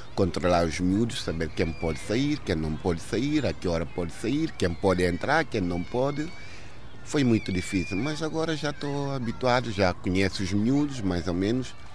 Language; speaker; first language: Portuguese; non-native, local second language; Upper Guinea Crioulo